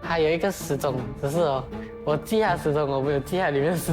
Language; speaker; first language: Chinese; native; Chinese